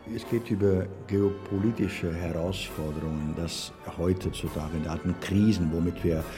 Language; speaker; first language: German; non-native, fluent; Dutch